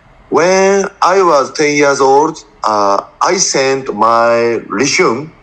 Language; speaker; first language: English; non-native, learner; Japanese